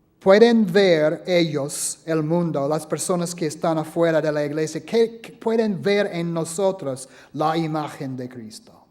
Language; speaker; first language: Spanish; non-native, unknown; English